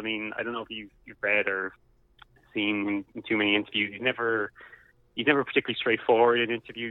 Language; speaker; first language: English; native; English